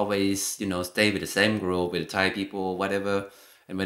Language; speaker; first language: English; non-native, fluent; Thai